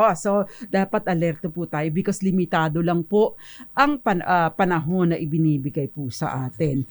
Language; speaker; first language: Filipino; native; Filipino